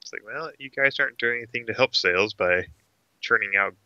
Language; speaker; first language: English; native; English